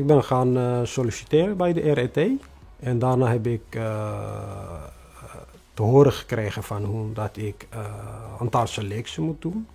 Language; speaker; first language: Dutch; non-native, fluent; Tigrinya